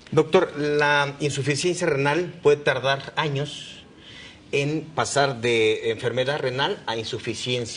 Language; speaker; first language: Spanish; native; Spanish